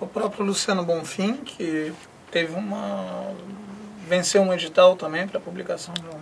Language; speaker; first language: Portuguese; native; Portuguese